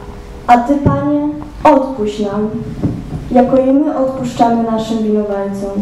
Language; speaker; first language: Polish; native; Polish